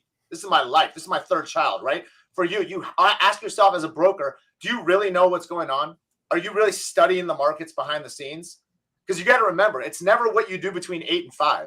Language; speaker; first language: English; native; English